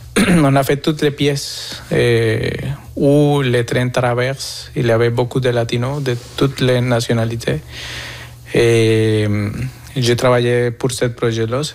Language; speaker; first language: French; non-native, fluent; Spanish